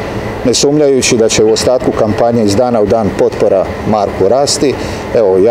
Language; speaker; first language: Serbian; native; Serbian